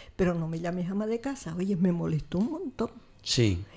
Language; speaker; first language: Spanish; native; Spanish